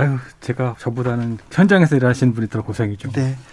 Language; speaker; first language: Korean; native; Korean